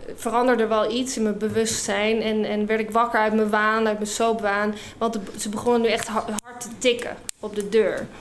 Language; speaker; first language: Dutch; non-native, fluent; English